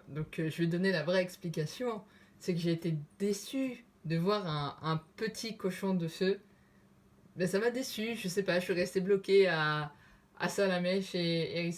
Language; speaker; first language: French; native; French